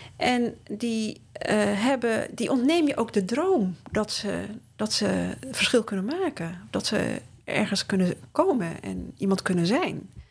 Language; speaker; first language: Dutch; early bilingual, other home language; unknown